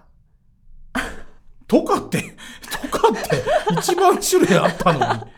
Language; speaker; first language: Japanese; native; Japanese